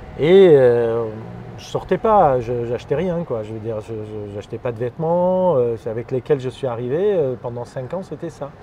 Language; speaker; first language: French; non-native, fluent; Armenian